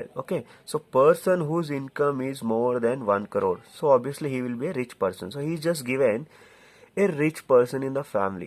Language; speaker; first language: English; non-native, local second language; Telugu